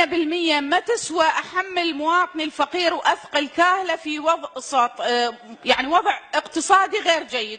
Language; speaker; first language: Arabic; native; Arabic